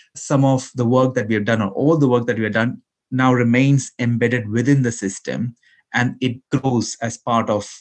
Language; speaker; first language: English; non-native, local second language; Malayalam